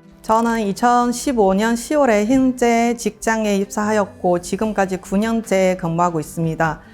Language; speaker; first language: Korean; non-native, fluent; Chinese